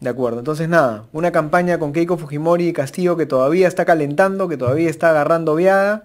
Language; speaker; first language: Spanish; native; Spanish